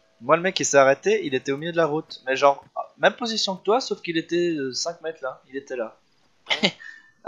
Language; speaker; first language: French; native; French